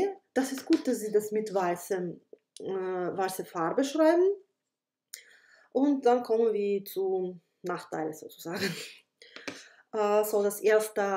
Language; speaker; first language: German; non-native, fluent; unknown